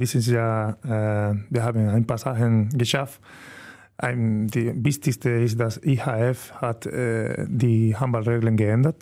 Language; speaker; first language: German; non-native, learner; Spanish